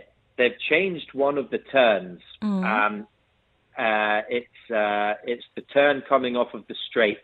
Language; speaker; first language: English; native; English